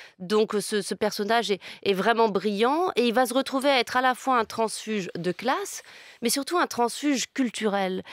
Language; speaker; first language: French; native; French